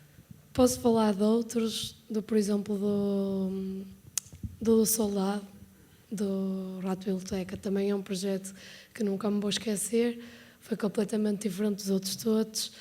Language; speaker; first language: Portuguese; native; Portuguese